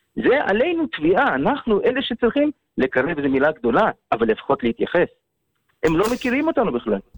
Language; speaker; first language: Hebrew; early bilingual, other home language; Russian